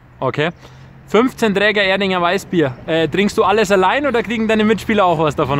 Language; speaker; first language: German; native; German